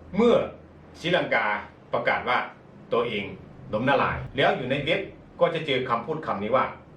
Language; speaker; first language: Thai; non-native, fluent; Chinese